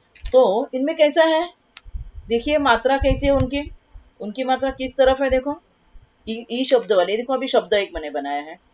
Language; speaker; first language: Hindi; non-native, local second language; Marathi